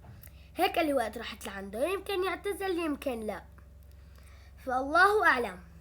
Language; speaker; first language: Arabic; native; Arabic